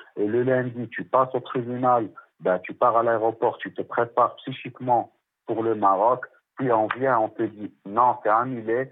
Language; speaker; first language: French; non-native, local second language; Arabic